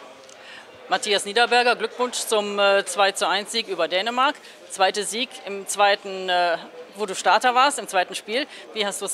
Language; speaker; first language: German; native; German